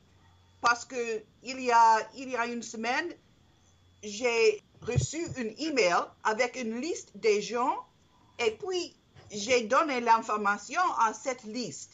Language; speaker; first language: French; non-native, learner; English